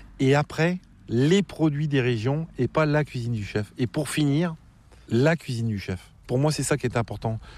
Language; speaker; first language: French; native; French